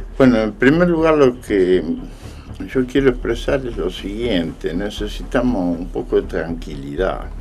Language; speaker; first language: Spanish; native; Spanish